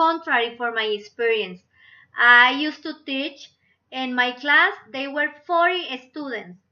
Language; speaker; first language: English; non-native, learner; Spanish